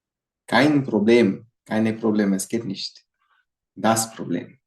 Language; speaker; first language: German; non-native, fluent; Bangla